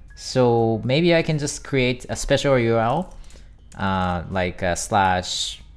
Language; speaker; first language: English; non-native, fluent; Japanese